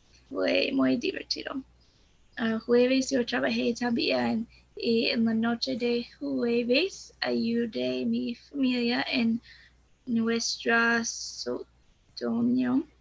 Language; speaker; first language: Spanish; non-native, learner; English